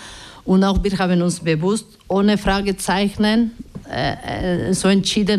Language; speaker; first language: German; non-native, learner; Basque